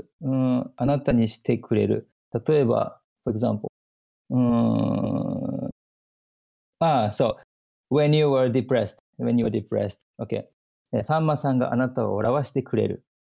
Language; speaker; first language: English; non-native, fluent; Japanese